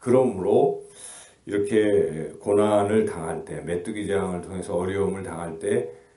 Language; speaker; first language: Korean; native; Korean